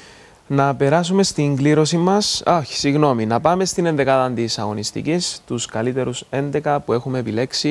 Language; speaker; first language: Greek; native; Greek